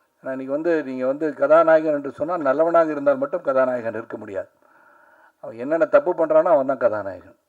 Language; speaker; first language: Tamil; native; Tamil